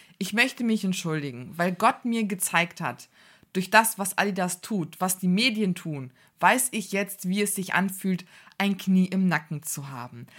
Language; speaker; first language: German; early bilingual, other home language; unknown